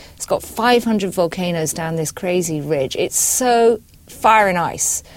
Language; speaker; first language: English; native; English